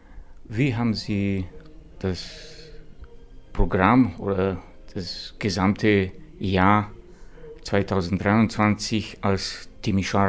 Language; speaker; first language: German; non-native, fluent; Romanian